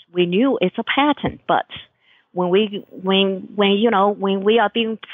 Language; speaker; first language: English; non-native, fluent; Chinese